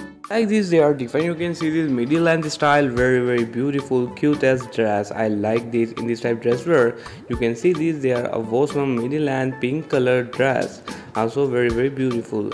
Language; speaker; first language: English; non-native, learner; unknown